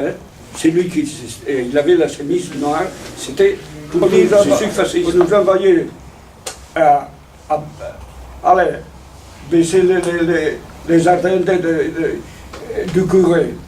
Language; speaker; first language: French; non-native, fluent; Italian